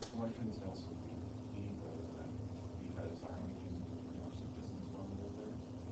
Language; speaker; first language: English; native; English